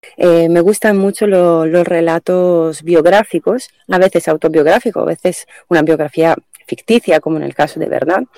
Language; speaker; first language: Spanish; non-native, fluent; Italian